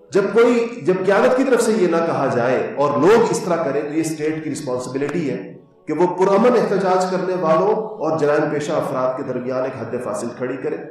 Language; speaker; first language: Urdu; native; Urdu